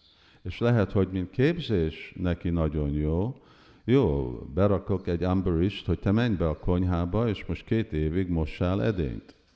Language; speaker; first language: Hungarian; early bilingual, heritage; Hungarian